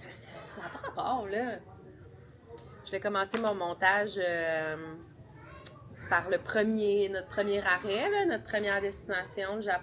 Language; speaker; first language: French; native; French